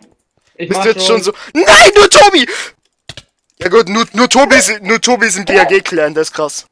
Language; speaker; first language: German; native; German